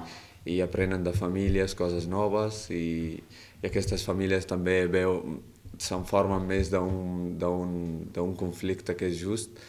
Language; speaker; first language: Catalan; early bilingual, other home language; Arabic